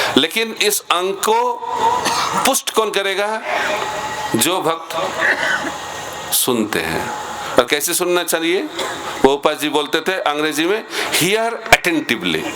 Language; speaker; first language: Hindi; non-native, local second language; Bangla